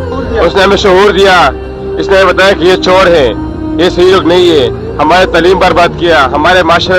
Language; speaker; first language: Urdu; non-native, local second language; Pashto